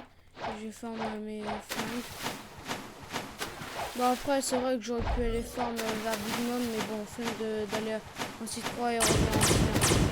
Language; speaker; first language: French; native; French